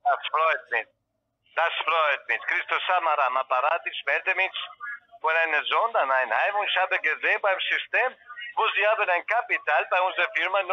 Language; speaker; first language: German; non-native, learner; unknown